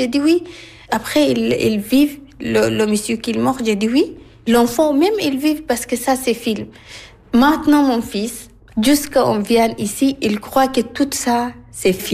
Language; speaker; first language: French; non-native, learner; Arabic